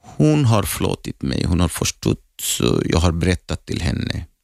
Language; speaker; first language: Swedish; non-native, learner; Arabic